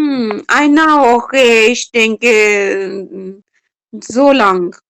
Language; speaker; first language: German; non-native, learner; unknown